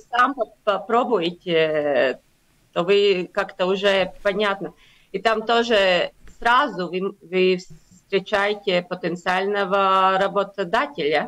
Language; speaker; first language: Russian; non-native, local second language; Latvian